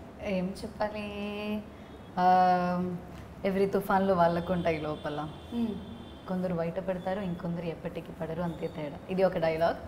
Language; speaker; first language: Telugu; non-native, learner; Malayalam